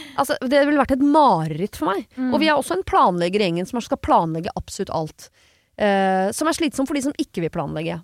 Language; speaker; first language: Norwegian; native; Norwegian